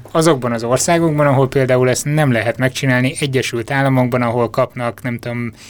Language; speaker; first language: Hungarian; native; Hungarian